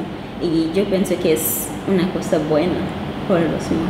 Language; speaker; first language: Spanish; non-native, local second language; Kinyarwanda